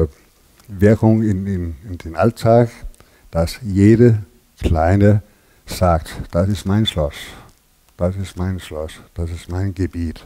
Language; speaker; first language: German; non-native, learner; Danish